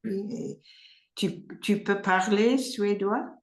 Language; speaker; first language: French; non-native, learner; English